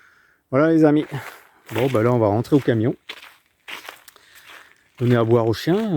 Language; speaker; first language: French; native; French